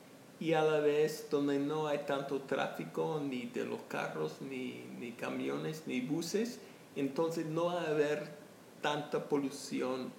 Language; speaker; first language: Spanish; non-native, fluent; English